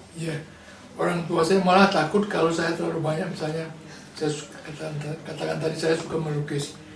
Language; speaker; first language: Indonesian; non-native, local second language; Balinese